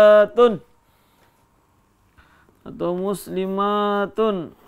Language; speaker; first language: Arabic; non-native, fluent; Indonesian